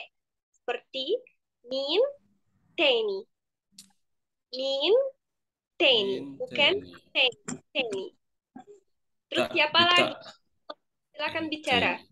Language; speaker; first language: Indonesian; non-native, fluent; Arabic